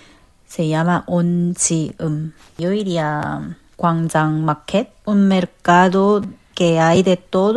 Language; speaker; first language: Spanish; non-native, learner; Korean